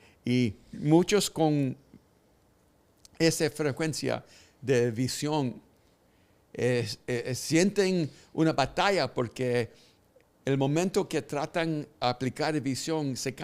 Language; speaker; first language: Spanish; early bilingual, heritage; Spanish